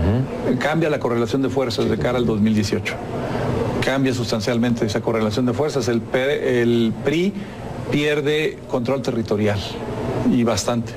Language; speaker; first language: Spanish; native; Spanish